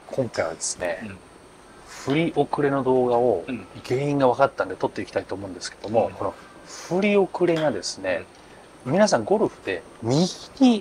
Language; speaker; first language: Japanese; native; Japanese